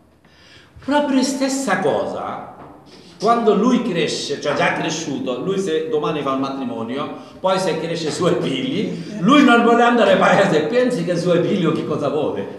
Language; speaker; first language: Italian; non-native, learner; Bangla